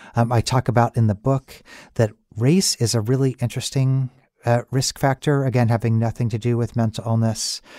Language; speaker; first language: English; native; English